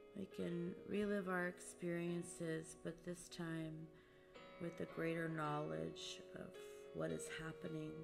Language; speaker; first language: English; early bilingual, other home language; Portuguese